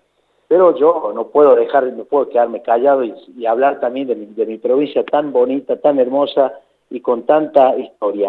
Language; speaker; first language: Spanish; native; Spanish